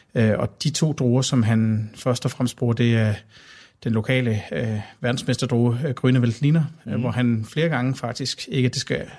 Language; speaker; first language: Danish; native; Danish